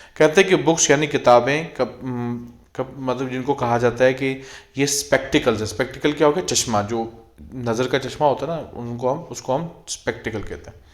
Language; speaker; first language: Urdu; native; Urdu